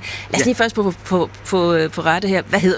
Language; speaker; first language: Danish; native; Danish